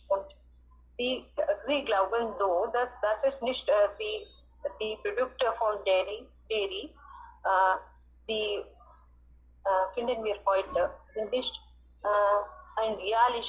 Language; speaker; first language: German; non-native, learner; Hindi